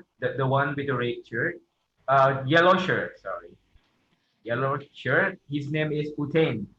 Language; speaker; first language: English; non-native, fluent; Thai